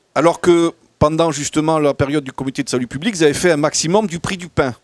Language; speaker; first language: French; native; French